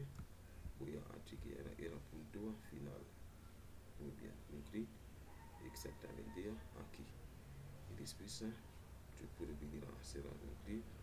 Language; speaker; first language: Spanish; non-native, learner; Haitian Creole